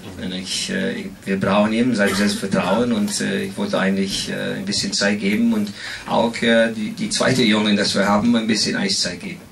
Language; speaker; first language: German; non-native, fluent; English